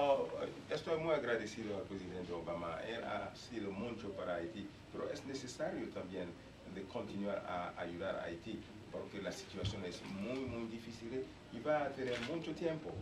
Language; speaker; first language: Spanish; non-native, learner; Haitian Creole